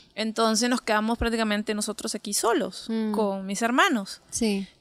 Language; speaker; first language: Spanish; native; Spanish